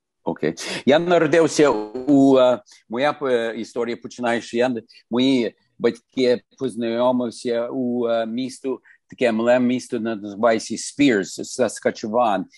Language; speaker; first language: Ukrainian; early bilingual, heritage; Ukrainian